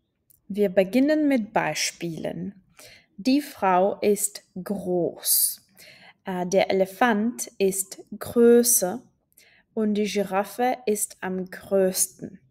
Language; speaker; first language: German; non-native, fluent; Czech